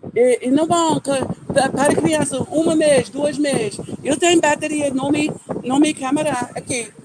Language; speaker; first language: Portuguese; non-native, learner; English